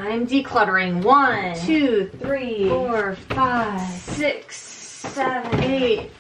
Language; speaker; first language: English; native; English